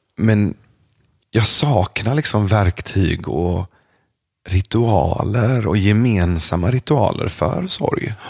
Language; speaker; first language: Swedish; early bilingual, other home language; Persian